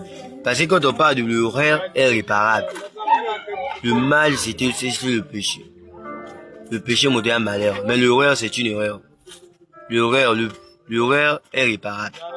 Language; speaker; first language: French; non-native, local second language; Lingala